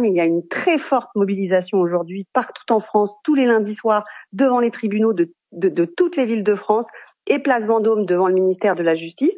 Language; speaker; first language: French; native; French